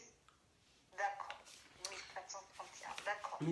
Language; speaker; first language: French; non-native, learner; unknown